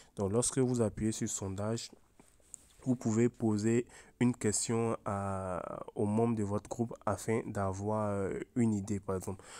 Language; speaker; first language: French; native; French